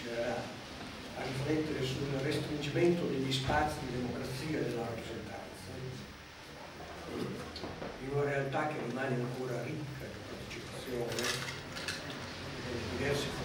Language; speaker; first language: Italian; native; Italian